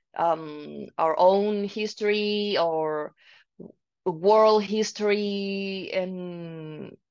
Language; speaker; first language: English; non-native, fluent; Spanish